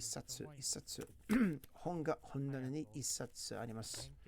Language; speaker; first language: Japanese; non-native, learner; English